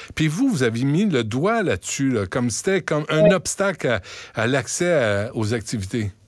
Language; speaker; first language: French; native; French